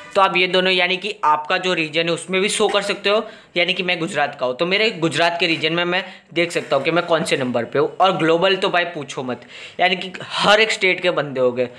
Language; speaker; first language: Hindi; non-native, local second language; Gujarati